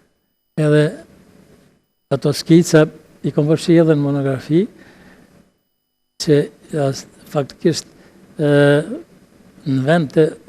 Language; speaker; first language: Albanian; native; Albanian